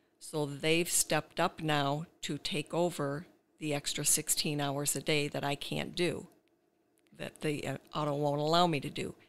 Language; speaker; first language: English; native; English